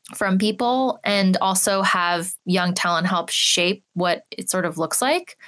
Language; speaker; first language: English; native; English